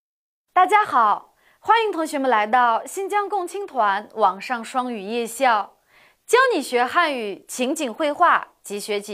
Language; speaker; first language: Chinese; non-native, local second language; Uyghur